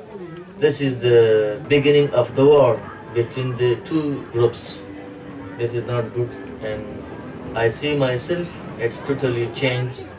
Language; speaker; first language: English; non-native, learner; Pashto